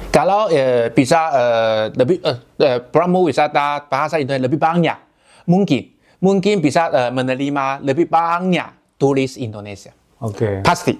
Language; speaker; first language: Indonesian; non-native, learner; Chinese